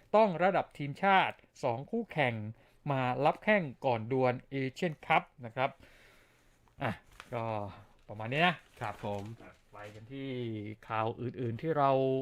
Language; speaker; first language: Thai; native; Thai